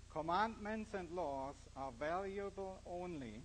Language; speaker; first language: English; non-native, fluent; German